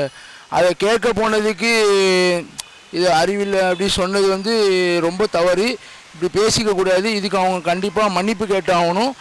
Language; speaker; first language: Tamil; native; Tamil